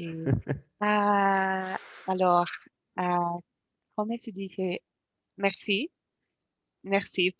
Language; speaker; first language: French; non-native, learner; Portuguese